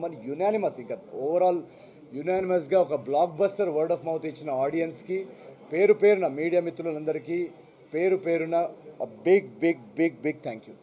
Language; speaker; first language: Telugu; native; Telugu